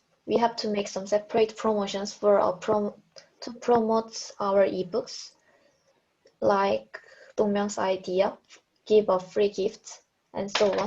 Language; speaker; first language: English; non-native, learner; Korean